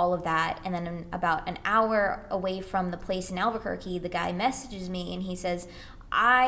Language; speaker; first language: English; native; English